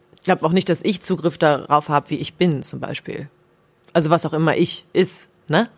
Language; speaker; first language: German; native; German